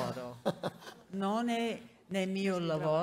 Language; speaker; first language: Italian; non-native, fluent; English